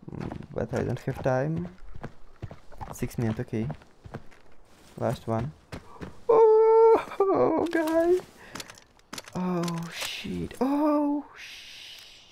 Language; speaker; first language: English; non-native, learner; Russian